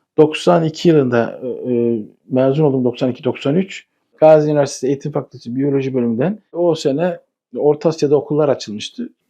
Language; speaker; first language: Turkish; native; Turkish